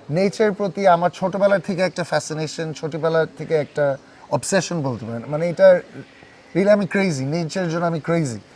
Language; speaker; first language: Bangla; early bilingual, heritage; Bangla